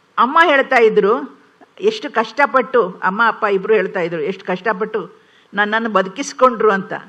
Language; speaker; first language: Kannada; non-native, local second language; Konkani